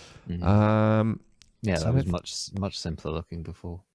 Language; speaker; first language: English; native; English